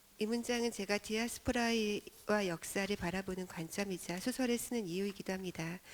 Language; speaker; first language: Korean; native; Korean